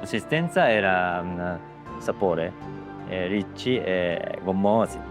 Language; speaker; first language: Italian; non-native, learner; Japanese